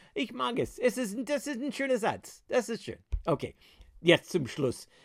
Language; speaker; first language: German; non-native, fluent; English